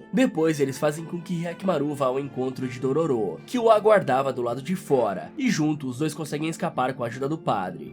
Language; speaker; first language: Portuguese; native; Portuguese